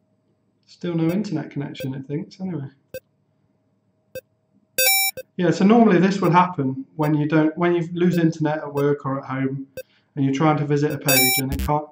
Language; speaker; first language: English; native; English